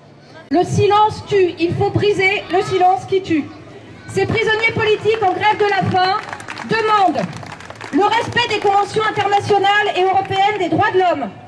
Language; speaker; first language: French; native; French